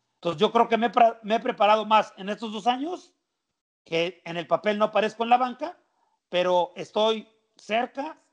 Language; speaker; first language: Spanish; native; Spanish